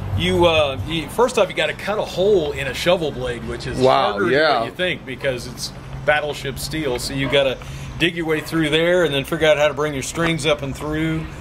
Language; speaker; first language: English; native; English